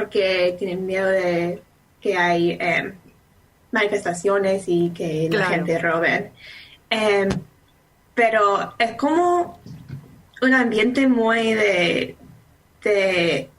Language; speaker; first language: Spanish; non-native, fluent; English